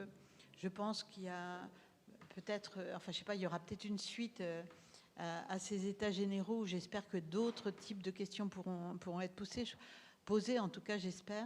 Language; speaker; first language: French; native; French